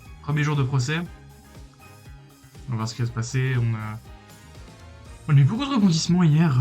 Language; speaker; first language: French; native; French